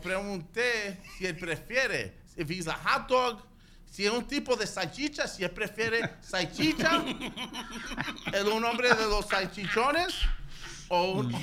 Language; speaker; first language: Spanish; early bilingual, heritage; Spanish